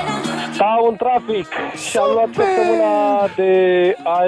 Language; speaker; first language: Romanian; native; Romanian